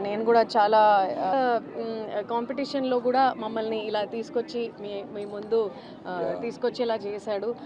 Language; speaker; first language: Telugu; non-native, local second language; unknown